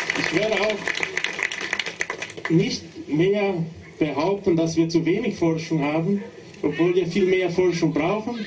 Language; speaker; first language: German; non-native, fluent; Portuguese